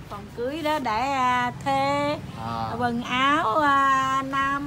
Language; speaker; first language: Vietnamese; non-native, local second language; Western Cham